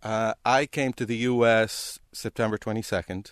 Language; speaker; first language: English; non-native, fluent; Arabic